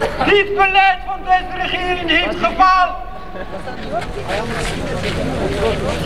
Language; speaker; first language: Dutch; non-native, fluent; Arabic